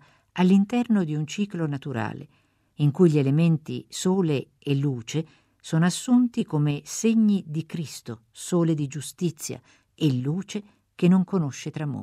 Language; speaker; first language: Italian; native; Italian